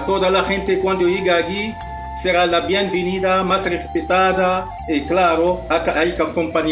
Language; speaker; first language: Spanish; non-native, fluent; Arabic